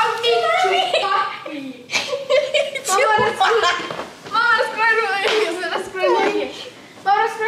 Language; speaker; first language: Russian; native; Russian